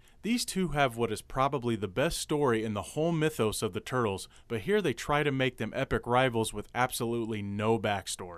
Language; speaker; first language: English; native; English